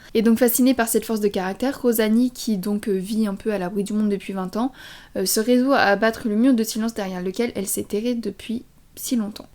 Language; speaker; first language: French; early bilingual, other home language; Vietnamese